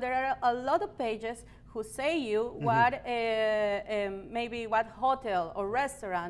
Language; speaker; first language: English; non-native, learner; Spanish